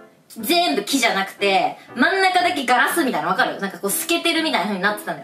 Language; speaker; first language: Japanese; native; Japanese